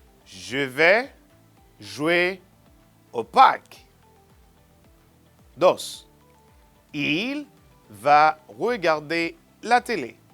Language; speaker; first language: French; non-native, fluent; Spanish